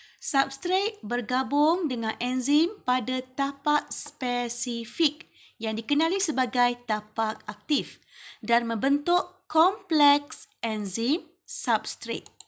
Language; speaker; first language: Malay; native; Malay